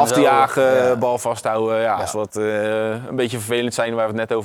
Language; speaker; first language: Dutch; native; Dutch